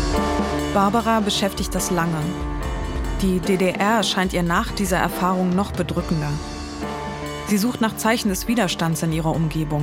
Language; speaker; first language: German; native; German